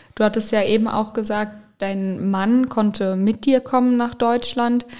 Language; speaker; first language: German; native; German